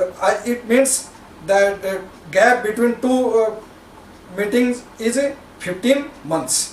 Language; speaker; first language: English; non-native, local second language; Hindi